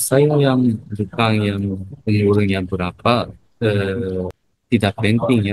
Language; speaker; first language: Indonesian; non-native, learner; Japanese